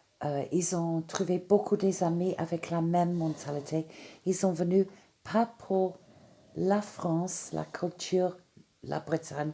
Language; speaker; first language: French; non-native, fluent; English